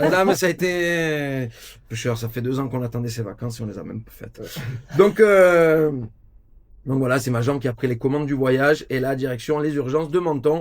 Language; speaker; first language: French; native; French